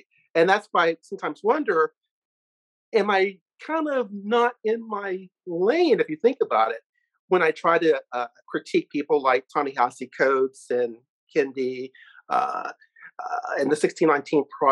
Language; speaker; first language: English; native; English